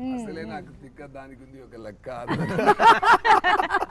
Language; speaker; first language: Telugu; non-native, learner; Tamil